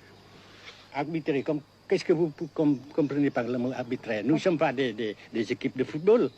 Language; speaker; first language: French; non-native, fluent; Vietnamese